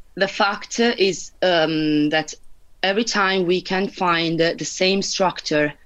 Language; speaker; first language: English; non-native, fluent; Italian